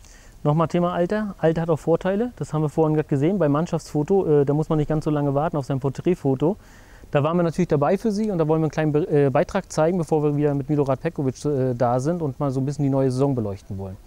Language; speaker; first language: German; native; German